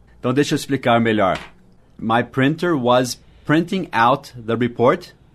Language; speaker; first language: English; native; English